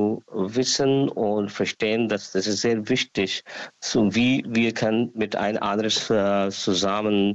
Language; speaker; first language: German; non-native, learner; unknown